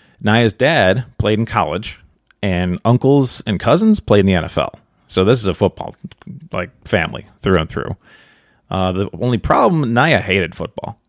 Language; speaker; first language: English; native; English